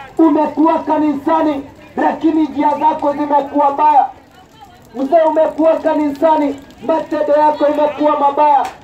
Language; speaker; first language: Swahili; non-native, local second language; Kikuyu